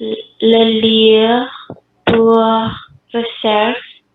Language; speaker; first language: French; non-native, learner; Indonesian